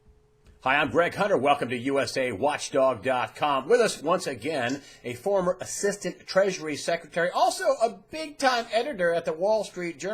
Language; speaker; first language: English; native; English